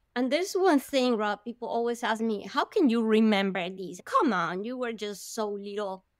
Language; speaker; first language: English; non-native, fluent; Spanish